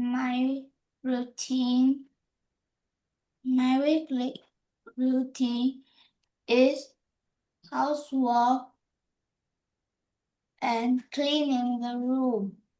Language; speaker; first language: English; non-native, learner; Vietnamese